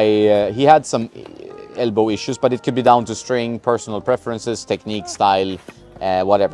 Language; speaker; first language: English; non-native, fluent; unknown